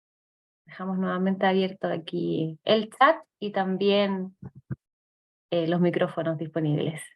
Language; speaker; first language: Spanish; native; Spanish